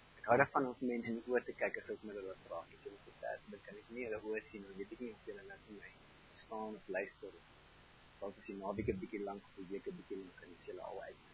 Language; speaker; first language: Afrikaans; non-native, fluent; German